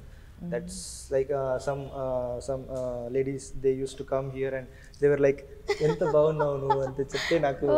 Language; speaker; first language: Telugu; non-native, learner; Kannada